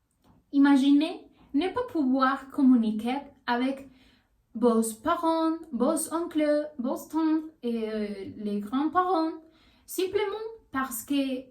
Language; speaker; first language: French; non-native, learner; Spanish